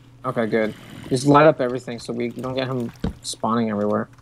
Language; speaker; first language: English; native; English